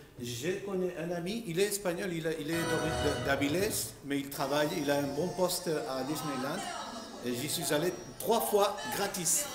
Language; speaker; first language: French; non-native, fluent; Spanish